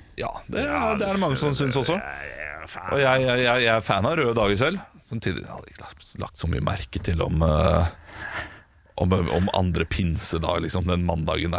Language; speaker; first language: Norwegian; native; Norwegian